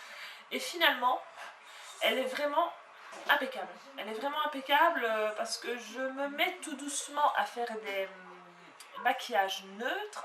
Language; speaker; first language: French; native; French